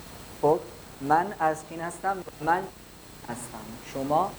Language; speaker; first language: Persian; non-native, fluent; Urdu